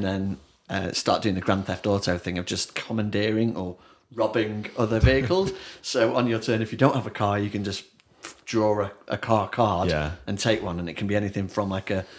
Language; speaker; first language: English; native; English